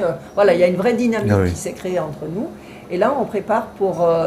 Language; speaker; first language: French; native; French